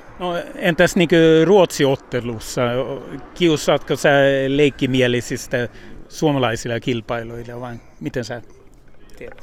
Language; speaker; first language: Finnish; early bilingual, heritage; Finnish